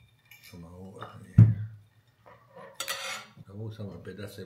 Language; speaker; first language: Indonesian; non-native, learner; French